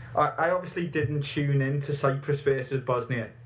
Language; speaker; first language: English; native; English